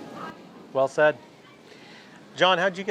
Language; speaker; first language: English; native; English